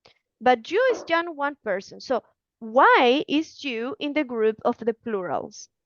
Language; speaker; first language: English; non-native, fluent; Spanish